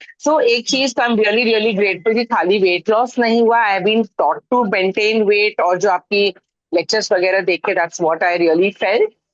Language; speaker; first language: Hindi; native; Hindi